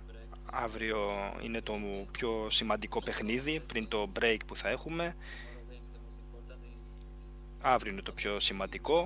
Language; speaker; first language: Greek; non-native, fluent; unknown